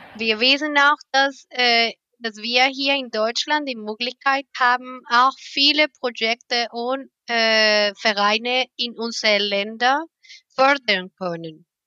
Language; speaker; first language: German; non-native, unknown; Spanish